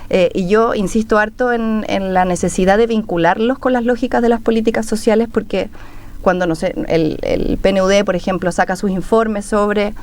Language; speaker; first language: Spanish; native; Spanish